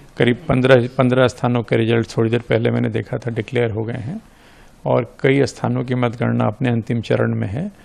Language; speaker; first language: Hindi; native; Hindi